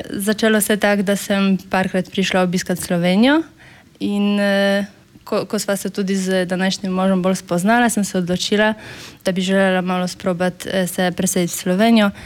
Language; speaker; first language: Slovenian; non-native, fluent; Polish